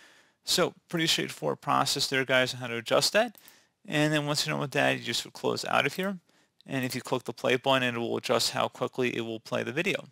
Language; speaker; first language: English; native; English